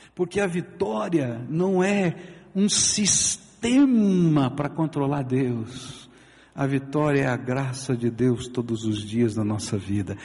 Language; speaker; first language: Portuguese; native; Portuguese